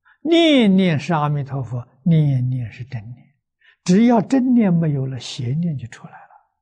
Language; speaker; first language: Chinese; native; Chinese